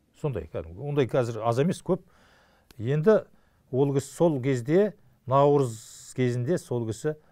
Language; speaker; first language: Kazakh; native; Kazakh